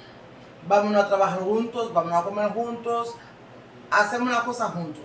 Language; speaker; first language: Spanish; non-native, learner; Haitian Creole